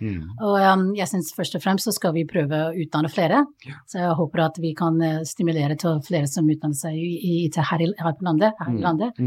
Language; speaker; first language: Norwegian; non-native, fluent; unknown